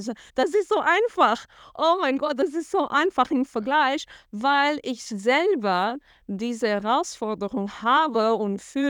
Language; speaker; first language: German; non-native, fluent; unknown